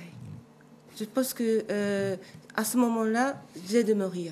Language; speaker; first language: French; non-native, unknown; Japanese